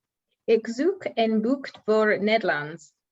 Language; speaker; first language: Dutch; non-native, learner; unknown